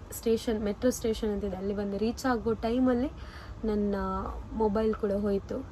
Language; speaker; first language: Kannada; non-native, local second language; Tulu